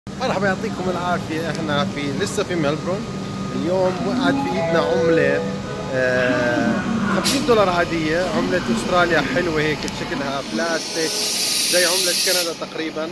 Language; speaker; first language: Arabic; native; Arabic